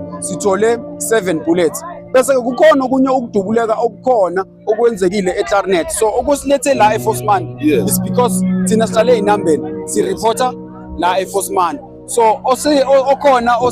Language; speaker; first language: Zulu; native; Zulu